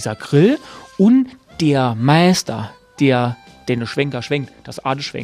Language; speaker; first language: German; native; German